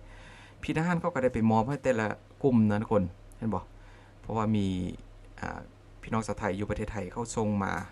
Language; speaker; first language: Thai; non-native, local second language; Northeastern Thai